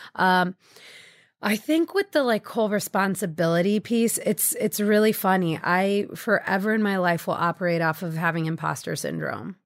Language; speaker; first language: English; early bilingual, other home language; Hindi